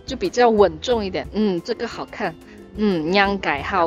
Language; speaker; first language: Chinese; non-native, local second language; Hakka Chinese